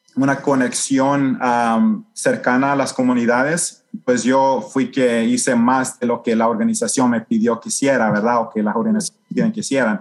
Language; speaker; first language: Spanish; native; Spanish